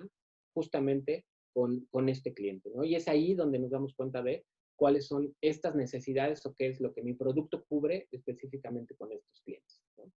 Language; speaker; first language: Spanish; native; Spanish